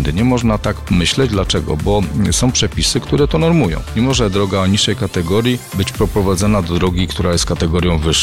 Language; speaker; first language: Polish; native; Polish